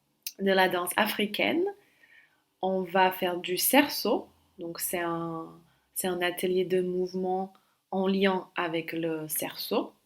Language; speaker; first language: French; non-native, fluent; Slovak